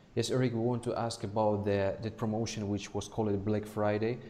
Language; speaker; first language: English; non-native, fluent; Russian